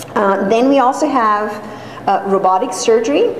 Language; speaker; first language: English; non-native, fluent; Serbian